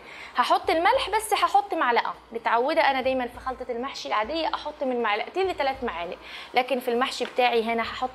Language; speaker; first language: Arabic; native; Arabic